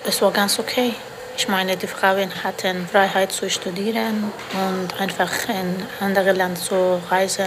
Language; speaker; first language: German; non-native, learner; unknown